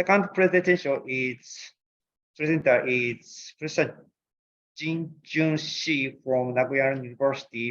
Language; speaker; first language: English; non-native, learner; Japanese